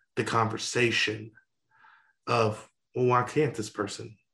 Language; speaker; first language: English; native; English